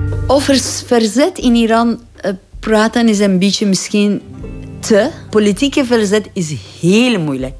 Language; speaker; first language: Dutch; non-native, fluent; Persian